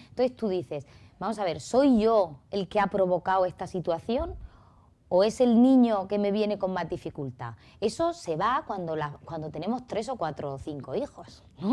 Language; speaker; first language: Spanish; native; Spanish